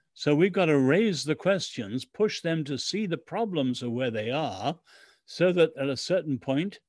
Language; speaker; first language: English; early bilingual, other home language; Chinese